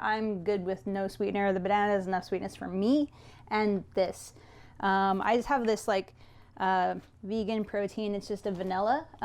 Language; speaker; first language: English; native; English